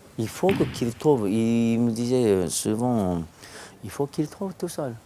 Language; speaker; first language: French; non-native, fluent; Japanese